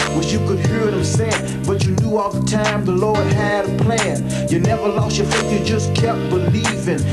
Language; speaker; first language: English; native; English